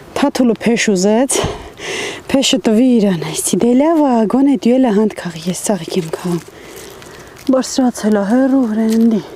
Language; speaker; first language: Armenian; native; Armenian